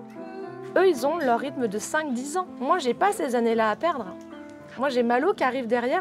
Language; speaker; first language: French; native; French